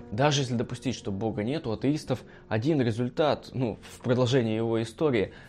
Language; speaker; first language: Russian; native; Russian